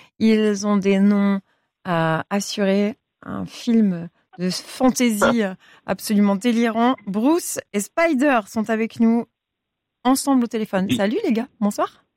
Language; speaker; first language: French; native; French